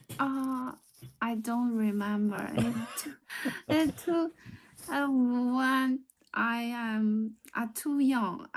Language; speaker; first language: English; non-native, learner; Chinese